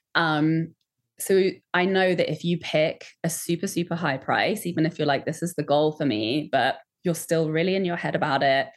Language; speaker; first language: English; native; English